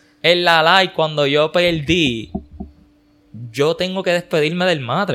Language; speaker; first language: Spanish; native; Spanish